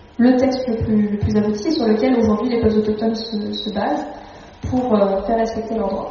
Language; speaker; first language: French; native; French